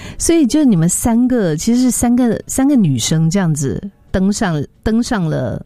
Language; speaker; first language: Chinese; native; Chinese